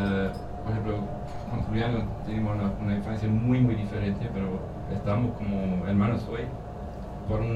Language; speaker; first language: Spanish; non-native, learner; German